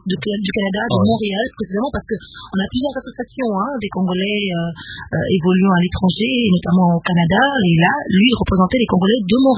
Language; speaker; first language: French; non-native, local second language; Lingala